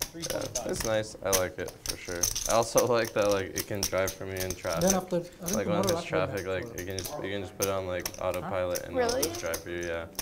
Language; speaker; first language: English; native; English